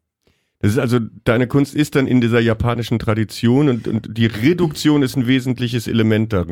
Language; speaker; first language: German; native; German